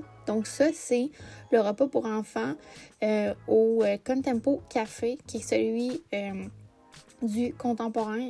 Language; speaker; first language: French; native; French